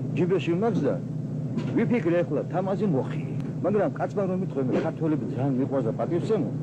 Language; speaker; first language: Georgian; non-native, local second language; Mingrelian